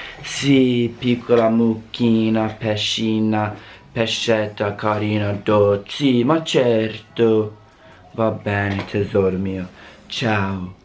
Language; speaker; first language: Italian; non-native, fluent; English